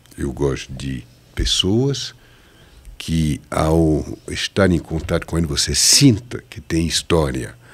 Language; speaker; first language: Portuguese; non-native, fluent; French